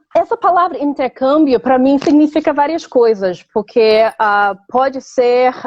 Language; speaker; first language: Portuguese; non-native, fluent; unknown